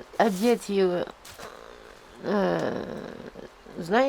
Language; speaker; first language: Russian; non-native, fluent; French